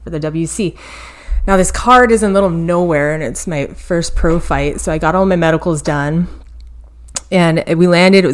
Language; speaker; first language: English; native; English